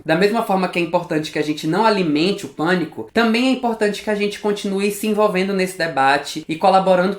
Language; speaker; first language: Portuguese; native; Portuguese